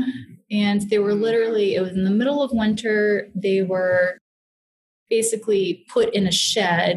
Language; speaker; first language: English; native; English